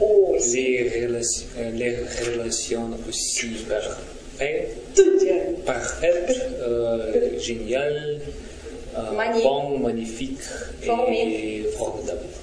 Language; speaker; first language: French; non-native, learner; Russian